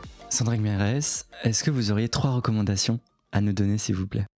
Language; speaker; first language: French; native; French